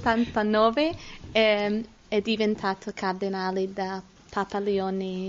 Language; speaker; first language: Italian; non-native, learner; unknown